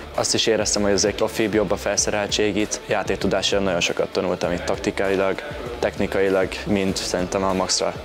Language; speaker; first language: Hungarian; native; Hungarian